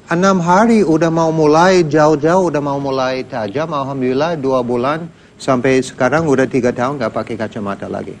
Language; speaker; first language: Indonesian; non-native, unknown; English